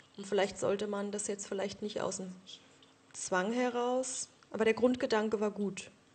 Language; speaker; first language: German; native; German